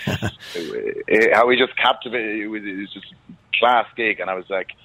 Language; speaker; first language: English; native; English